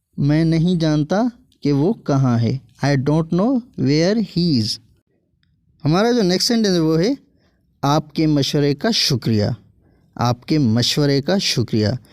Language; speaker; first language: Urdu; native; Urdu